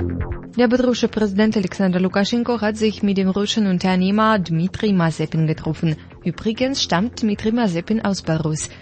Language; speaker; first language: German; non-native, fluent; Russian